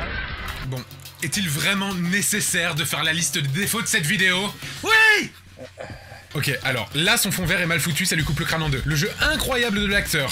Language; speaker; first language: French; native; French